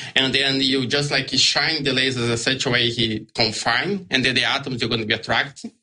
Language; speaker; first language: English; non-native, learner; Portuguese